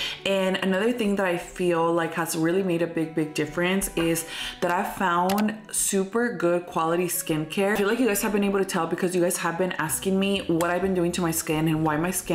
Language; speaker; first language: English; early bilingual, other home language; Spanish